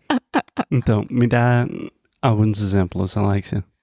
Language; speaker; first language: Portuguese; non-native, fluent; English